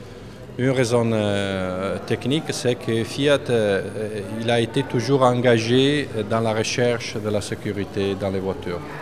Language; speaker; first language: French; non-native, fluent; Italian